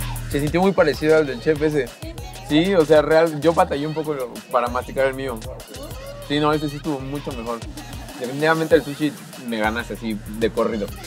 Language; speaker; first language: Spanish; native; Spanish